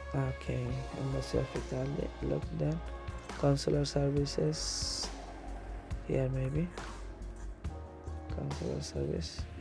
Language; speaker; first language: English; non-native, local second language; Bangla